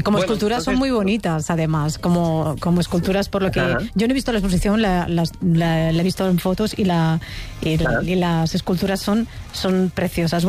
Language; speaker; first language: Spanish; native; Spanish